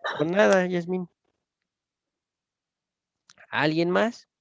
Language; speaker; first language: Spanish; native; Spanish